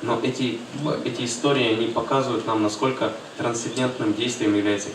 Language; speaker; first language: Russian; native; Russian